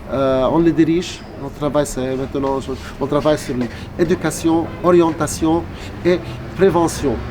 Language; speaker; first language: French; non-native, local second language; Arabic